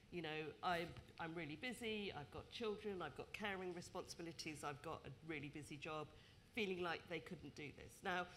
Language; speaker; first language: English; native; English